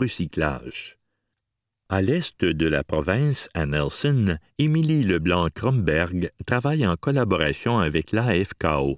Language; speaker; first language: French; native; French